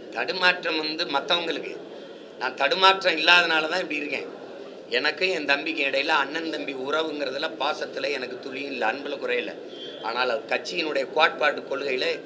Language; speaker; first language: Tamil; native; Tamil